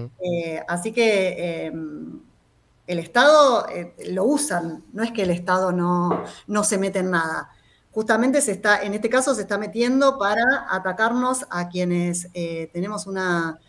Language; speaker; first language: Spanish; native; Spanish